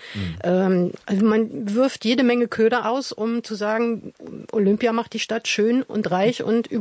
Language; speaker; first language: German; native; German